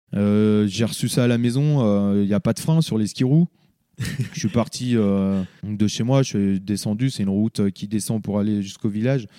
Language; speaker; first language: French; native; French